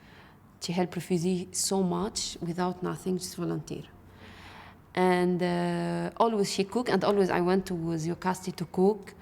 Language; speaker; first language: English; non-native, learner; Arabic